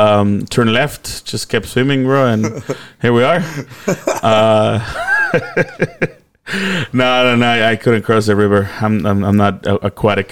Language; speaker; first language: English; non-native, fluent; Spanish